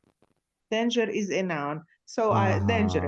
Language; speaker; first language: English; non-native, learner; Arabic